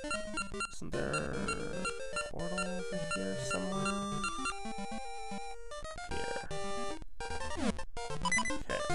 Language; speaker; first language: English; native; English